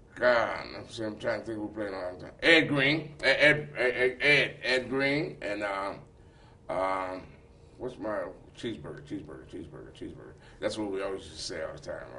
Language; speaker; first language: English; native; English